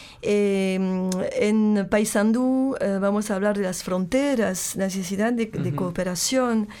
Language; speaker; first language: Spanish; non-native, fluent; French